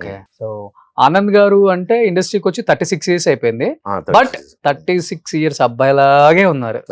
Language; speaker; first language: Telugu; native; Telugu